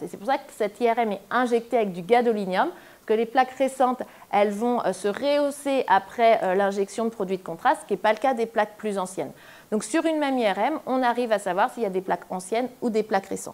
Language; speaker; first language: French; native; French